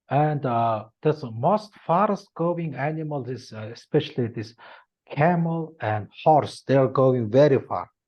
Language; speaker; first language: English; non-native, learner; Mongolian